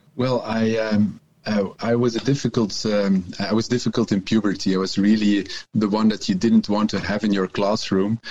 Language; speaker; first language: English; non-native, fluent; Dutch